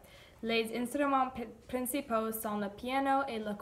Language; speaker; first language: French; non-native, learner; English